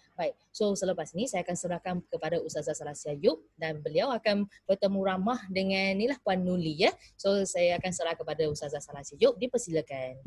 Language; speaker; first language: Malay; native; Malay